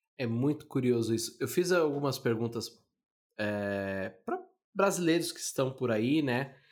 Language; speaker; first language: Portuguese; native; Portuguese